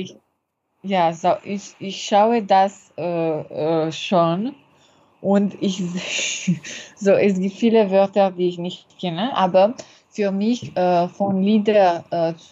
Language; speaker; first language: German; non-native, learner; French